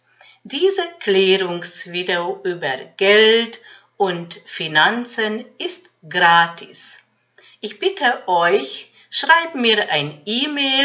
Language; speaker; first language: German; non-native, fluent; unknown